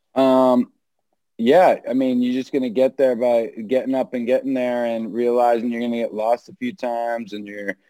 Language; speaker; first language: English; native; English